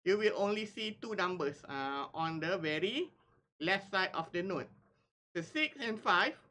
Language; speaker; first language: English; non-native, local second language; Malay